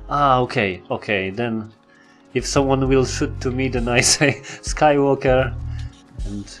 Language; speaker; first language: English; non-native, learner; Polish